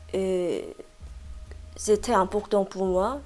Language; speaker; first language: French; non-native, fluent; Korean